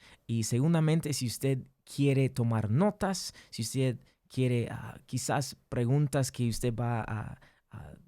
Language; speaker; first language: Spanish; early bilingual, heritage; English